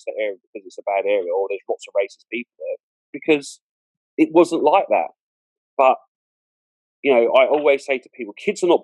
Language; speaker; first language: English; native; English